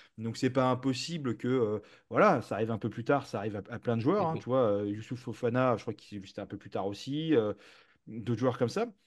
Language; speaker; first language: French; native; French